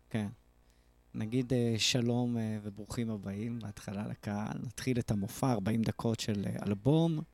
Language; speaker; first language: Hebrew; native; Hebrew